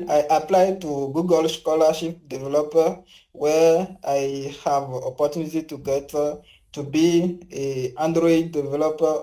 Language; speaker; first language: English; non-native, learner; French